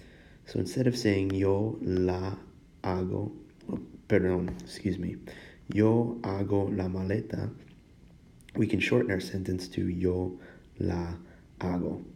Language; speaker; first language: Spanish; non-native, fluent; English